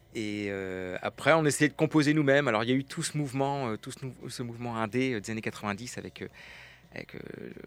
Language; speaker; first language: French; native; French